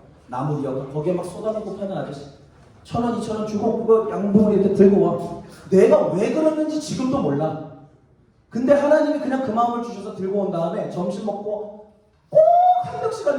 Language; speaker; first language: Korean; native; Korean